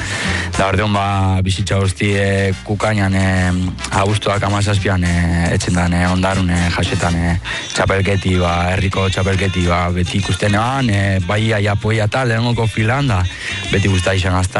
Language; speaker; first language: Basque; native; Basque